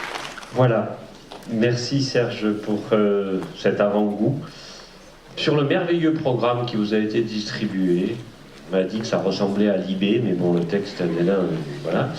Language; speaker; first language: French; native; French